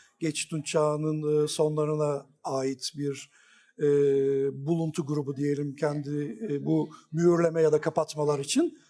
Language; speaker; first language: Turkish; native; Turkish